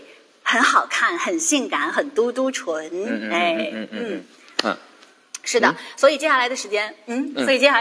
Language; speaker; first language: Chinese; native; Chinese